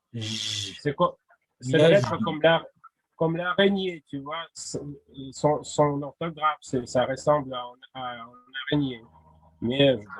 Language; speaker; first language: French; non-native, fluent; Russian